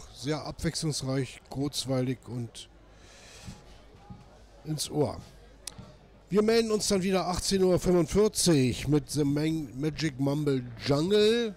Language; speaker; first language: German; native; German